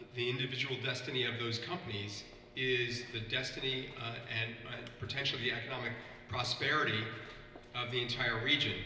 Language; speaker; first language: English; native; English